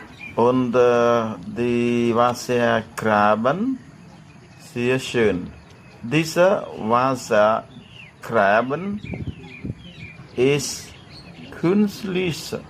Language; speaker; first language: German; non-native, learner; Khmer